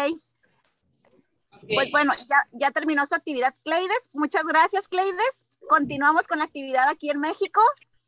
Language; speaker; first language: Spanish; native; Spanish